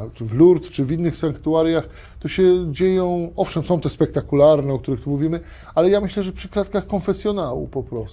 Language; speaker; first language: Polish; native; Polish